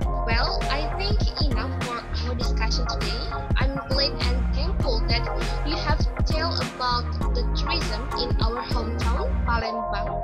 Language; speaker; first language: English; non-native, learner; Indonesian